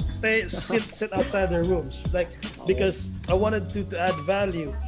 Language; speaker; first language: English; non-native, local second language; Cebuano